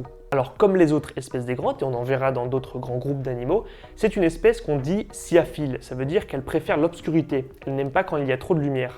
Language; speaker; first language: French; native; French